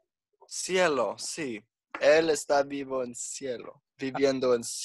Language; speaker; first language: Spanish; non-native, learner; English